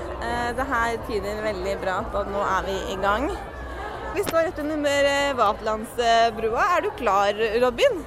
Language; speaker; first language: Norwegian; native; Norwegian